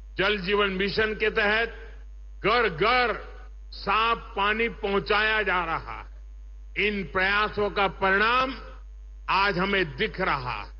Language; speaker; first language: Hindi; non-native, local second language; Gujarati